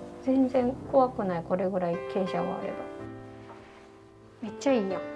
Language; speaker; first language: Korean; non-native, learner; Japanese